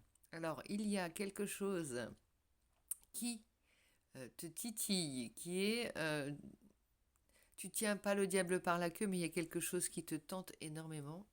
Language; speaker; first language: French; native; French